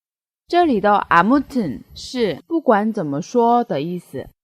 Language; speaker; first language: Chinese; non-native, fluent; Korean